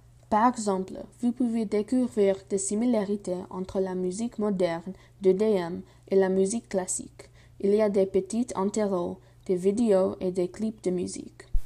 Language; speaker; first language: French; non-native, learner; English